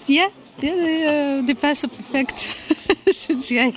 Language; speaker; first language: Danish; non-native, fluent; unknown